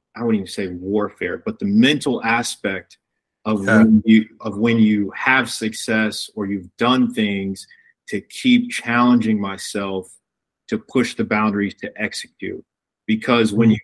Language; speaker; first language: English; native; English